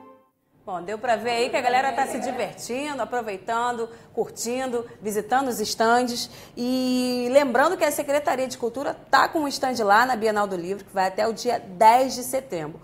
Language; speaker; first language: Portuguese; native; Portuguese